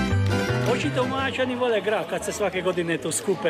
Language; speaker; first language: Serbian; early bilingual, heritage; Croatian